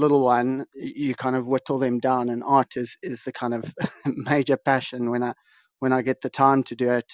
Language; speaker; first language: English; native; English